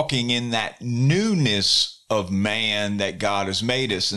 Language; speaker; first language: English; native; English